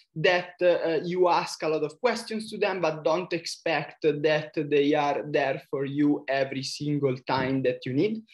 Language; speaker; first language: English; non-native, fluent; Italian